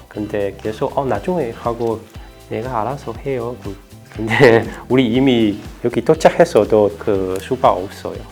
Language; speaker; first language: Korean; non-native, learner; Chinese